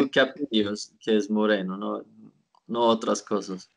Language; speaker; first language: Spanish; non-native, learner; Swedish